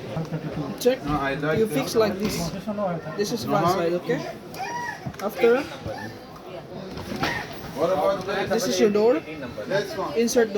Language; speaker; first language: English; non-native, learner; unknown